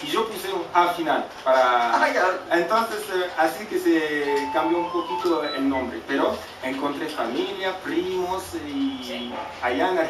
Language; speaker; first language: Spanish; non-native, fluent; French